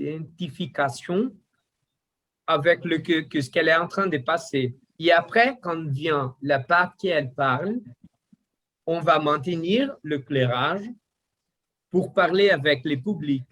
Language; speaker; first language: French; non-native, learner; Portuguese